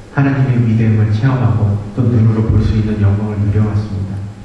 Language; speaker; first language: Korean; early bilingual, heritage; Korean